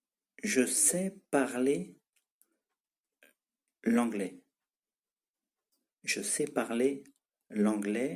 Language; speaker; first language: French; non-native, fluent; Tibetan